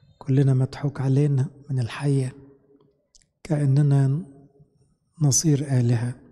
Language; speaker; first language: Arabic; native; Arabic